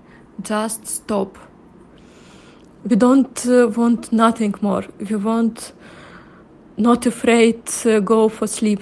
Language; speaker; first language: English; non-native, learner; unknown